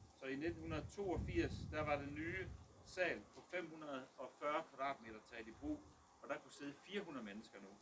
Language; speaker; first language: Danish; early bilingual, other home language; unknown